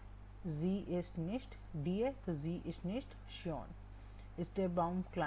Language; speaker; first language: German; non-native, fluent; Hindi